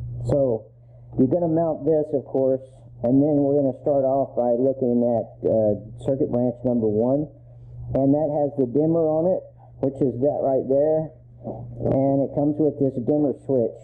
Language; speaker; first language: English; native; English